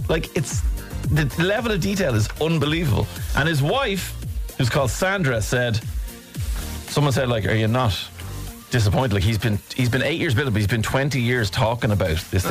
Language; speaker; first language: English; native; English